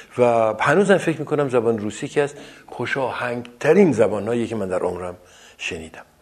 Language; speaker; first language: Persian; non-native, local second language; Azerbaijani